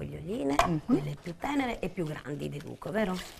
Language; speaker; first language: Italian; native; Italian